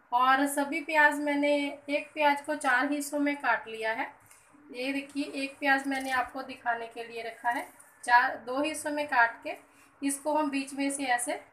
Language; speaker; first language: Hindi; non-native, local second language; Punjabi